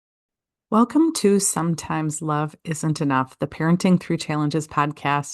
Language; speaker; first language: English; native; English